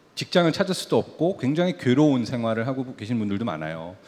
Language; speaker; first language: Korean; early bilingual, heritage; Korean